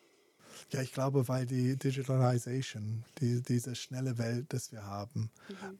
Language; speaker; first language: German; non-native, fluent; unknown